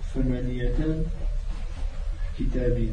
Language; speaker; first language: Arabic; non-native, learner; French